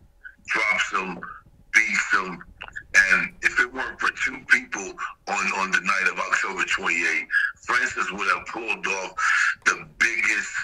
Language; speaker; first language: English; native; English